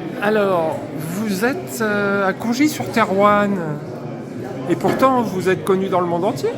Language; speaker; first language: French; native; French